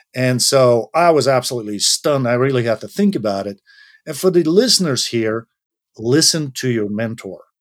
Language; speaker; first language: English; non-native, fluent; Dutch